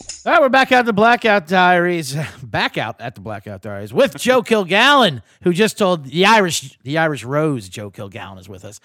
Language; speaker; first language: English; native; English